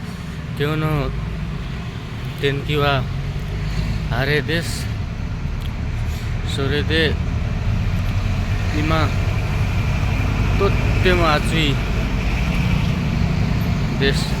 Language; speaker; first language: Japanese; non-native, learner; Nepali